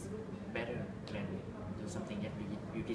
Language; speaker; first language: English; non-native, learner; Thai